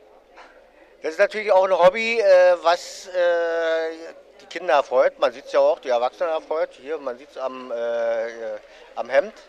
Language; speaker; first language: German; native; German